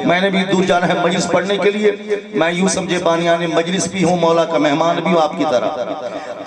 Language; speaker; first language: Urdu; non-native, local second language; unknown